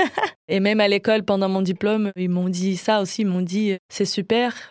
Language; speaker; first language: French; non-native, fluent; Portuguese